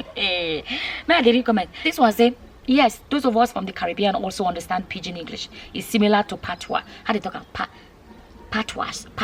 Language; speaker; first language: Nigerian Pidgin; native; Nigerian Pidgin